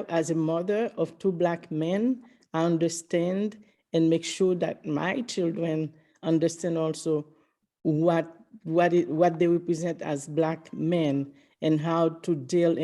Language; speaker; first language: English; early bilingual, other home language; Haitian Creole